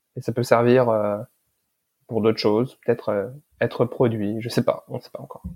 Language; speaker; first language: French; early bilingual, other home language; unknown